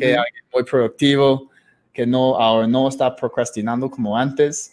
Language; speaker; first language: Spanish; non-native, fluent; English